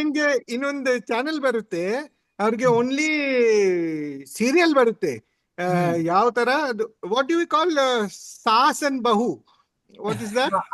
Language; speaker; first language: Kannada; non-native, learner; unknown